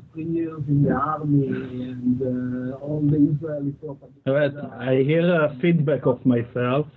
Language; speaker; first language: English; non-native, fluent; Hebrew